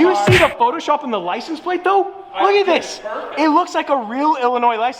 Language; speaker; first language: English; native; English